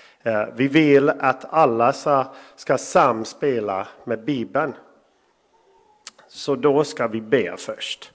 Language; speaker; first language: Swedish; non-native, fluent; English